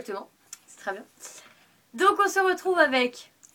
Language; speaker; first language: French; native; French